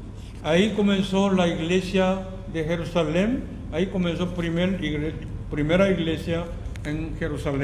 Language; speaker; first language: Spanish; non-native, fluent; Korean